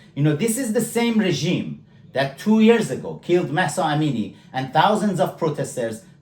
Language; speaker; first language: English; non-native, fluent; Persian